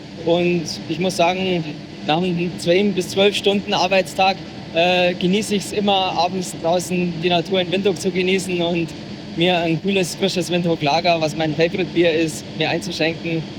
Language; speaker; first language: German; native; German